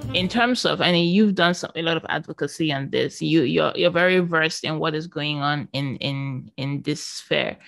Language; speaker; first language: English; native; English